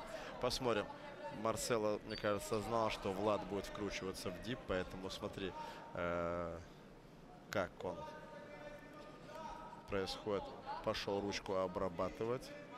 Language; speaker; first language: Russian; native; Russian